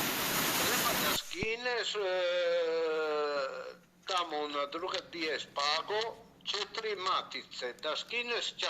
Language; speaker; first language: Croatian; non-native, learner; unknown